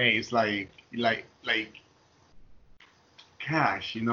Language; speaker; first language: English; non-native, fluent; Spanish